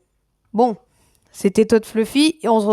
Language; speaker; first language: French; native; French